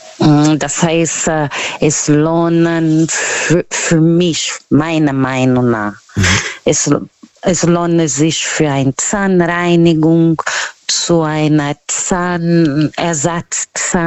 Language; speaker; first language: German; non-native, learner; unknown